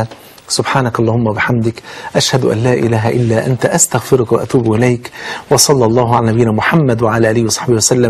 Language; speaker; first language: Arabic; native; Arabic